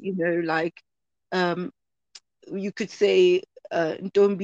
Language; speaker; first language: English; non-native, local second language; Zulu